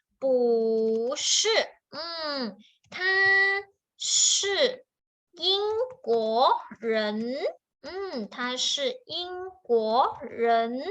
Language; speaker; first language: Chinese; non-native, fluent; Thai